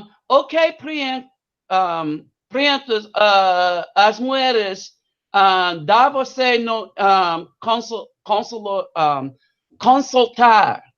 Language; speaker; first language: Portuguese; non-native, learner; English